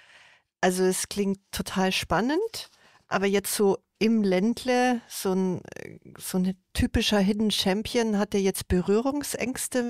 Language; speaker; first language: German; native; German